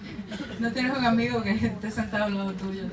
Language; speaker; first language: Spanish; native; Spanish